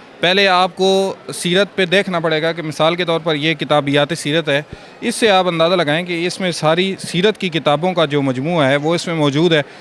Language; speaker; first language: Urdu; native; Urdu